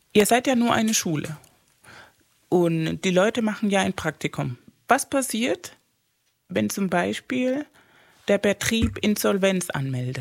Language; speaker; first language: German; non-native, fluent; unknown